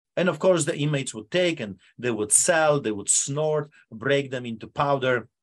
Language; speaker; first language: English; non-native, fluent; Polish